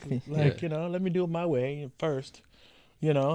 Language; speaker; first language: English; non-native, local second language; Yoruba